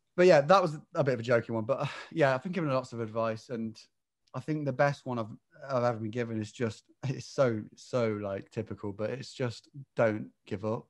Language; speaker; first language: English; native; English